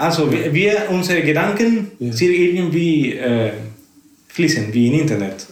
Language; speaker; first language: German; non-native, fluent; Spanish